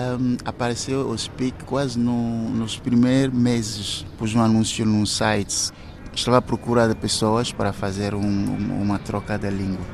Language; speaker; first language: Portuguese; non-native, fluent; Ewe